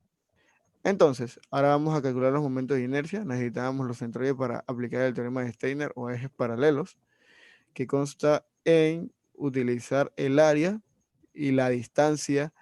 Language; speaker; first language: Spanish; native; Spanish